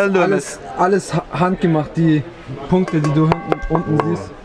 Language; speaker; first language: German; early bilingual, other home language; Turkish